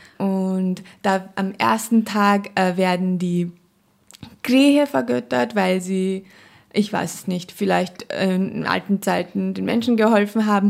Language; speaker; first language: German; non-native, fluent; Nepali